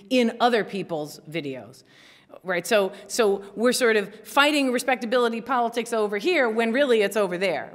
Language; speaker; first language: English; native; English